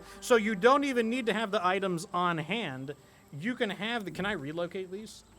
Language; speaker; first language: English; native; English